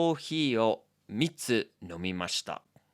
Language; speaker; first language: Japanese; non-native, fluent; English